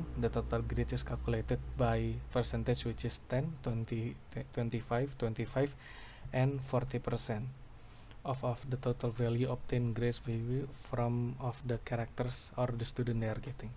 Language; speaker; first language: English; non-native, local second language; Indonesian